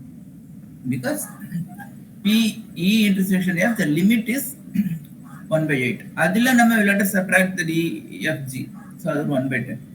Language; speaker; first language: English; non-native, local second language; Tamil